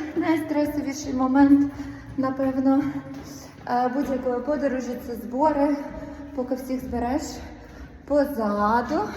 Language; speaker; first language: Ukrainian; native; Ukrainian